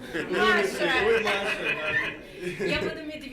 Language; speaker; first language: Russian; early bilingual, heritage; Russian